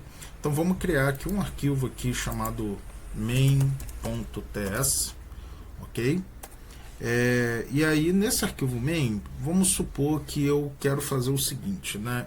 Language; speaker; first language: Portuguese; native; Portuguese